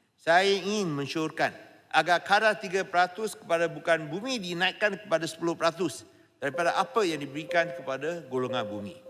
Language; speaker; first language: Malay; non-native, local second language; Chinese